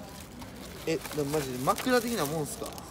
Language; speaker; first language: Japanese; native; Japanese